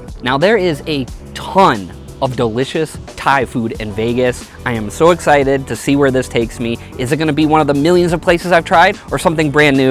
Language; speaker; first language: English; native; English